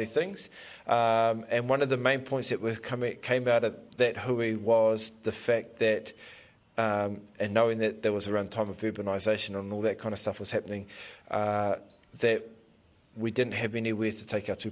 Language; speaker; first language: English; native; English